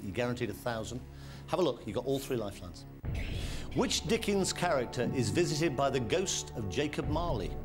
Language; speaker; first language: English; native; English